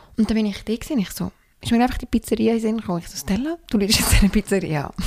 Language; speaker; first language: German; native; German